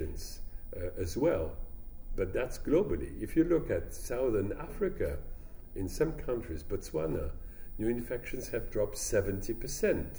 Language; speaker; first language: English; non-native, fluent; French